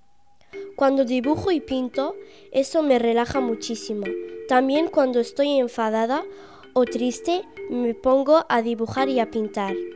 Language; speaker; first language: Spanish; non-native, local second language; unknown